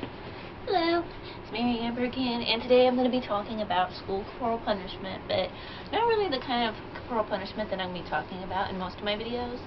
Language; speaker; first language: English; native; English